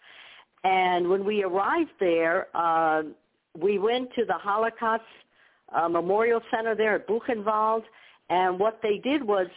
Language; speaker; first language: English; early bilingual, other home language; Ukrainian